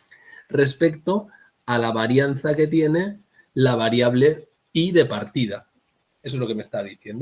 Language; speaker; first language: Spanish; native; Spanish